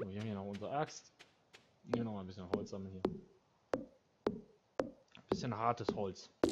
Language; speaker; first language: German; native; German